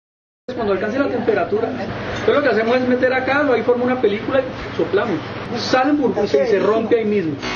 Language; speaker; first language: Spanish; native; Spanish